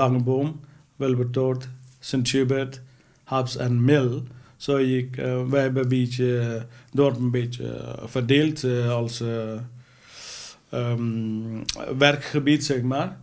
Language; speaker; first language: Dutch; non-native, fluent; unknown